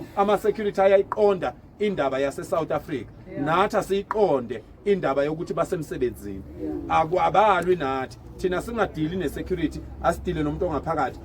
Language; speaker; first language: Zulu; native; Zulu